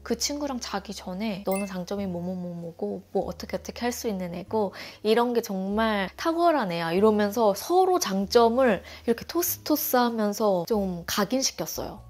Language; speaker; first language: Korean; native; Korean